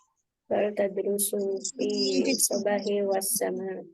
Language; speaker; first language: Arabic; non-native, learner; Indonesian